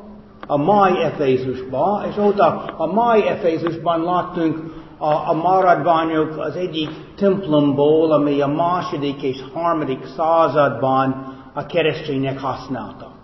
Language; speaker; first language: Hungarian; non-native, fluent; English